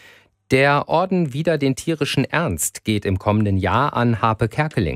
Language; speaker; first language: German; native; German